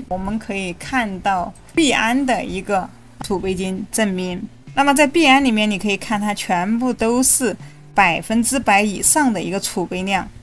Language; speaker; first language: Chinese; native; Chinese